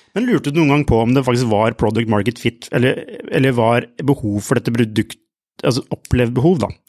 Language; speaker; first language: Norwegian; native; Norwegian